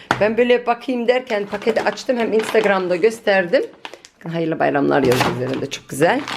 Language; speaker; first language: Turkish; early bilingual, heritage; Turkish